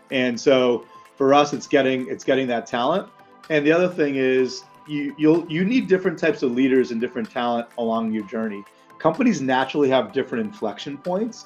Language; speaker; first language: English; native; English